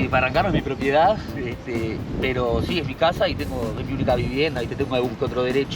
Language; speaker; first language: Spanish; native; Spanish